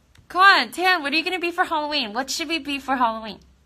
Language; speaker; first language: English; early bilingual, other home language; Korean